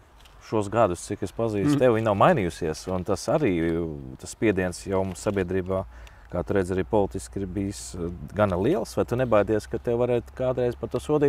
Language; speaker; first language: Latvian; native; Latvian